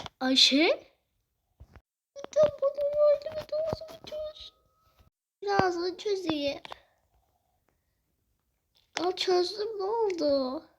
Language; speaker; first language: Turkish; native; Turkish